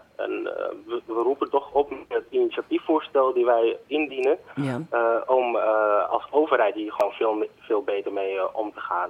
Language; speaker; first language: Dutch; native; Dutch